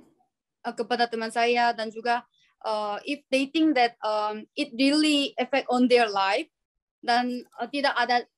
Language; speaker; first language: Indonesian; non-native, learner; Korean